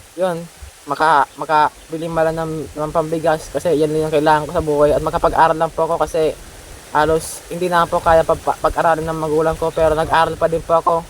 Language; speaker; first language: Filipino; non-native, local second language; Bikol